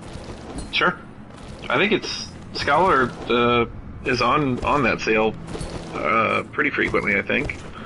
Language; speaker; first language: English; native; English